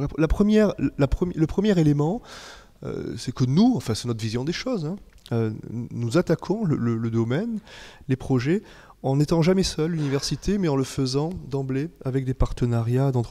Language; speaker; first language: French; native; French